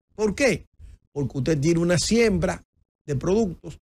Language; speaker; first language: Spanish; native; Spanish